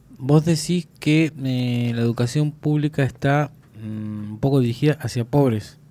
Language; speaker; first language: Spanish; native; Spanish